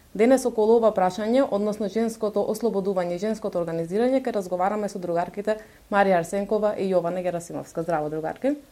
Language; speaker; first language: Macedonian; non-native, local second language; Turkish